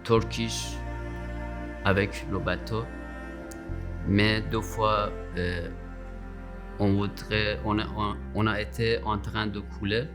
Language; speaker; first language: French; non-native, learner; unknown